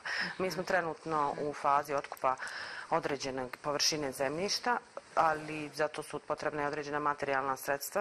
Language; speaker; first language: Croatian; native; Croatian